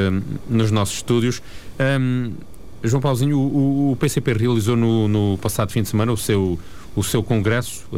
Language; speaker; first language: Portuguese; native; Portuguese